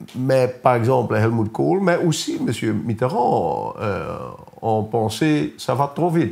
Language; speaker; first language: French; non-native, fluent; Dutch